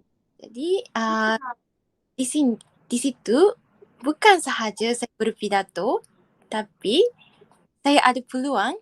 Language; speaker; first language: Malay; non-native, fluent; Japanese